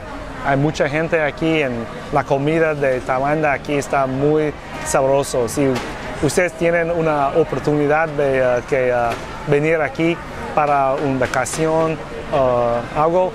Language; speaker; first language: Spanish; non-native, learner; English